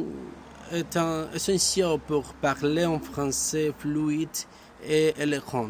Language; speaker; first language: French; non-native, learner; Spanish